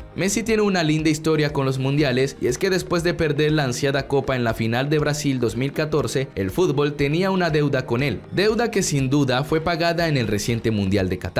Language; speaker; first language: Spanish; native; Spanish